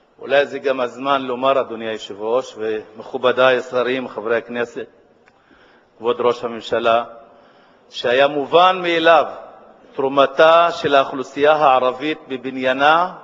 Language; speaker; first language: Hebrew; non-native, local second language; Arabic